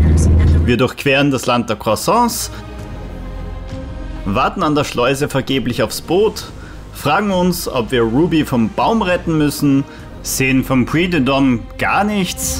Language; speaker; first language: German; native; German